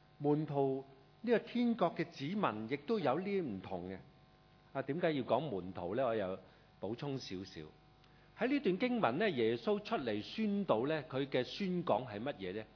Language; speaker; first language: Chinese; non-native, local second language; Cantonese